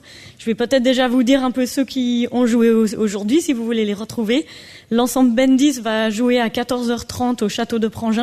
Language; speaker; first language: French; native; French